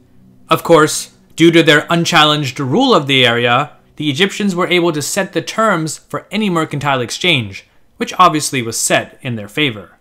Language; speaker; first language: English; native; English